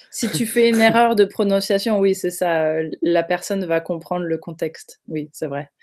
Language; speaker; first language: French; native; French